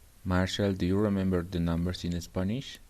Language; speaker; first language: English; non-native, fluent; Spanish